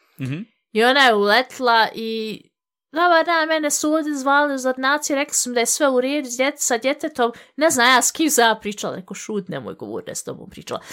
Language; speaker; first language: Bosnian; early bilingual, heritage; Bosnian